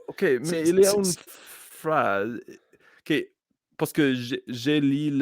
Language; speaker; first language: French; non-native, learner; English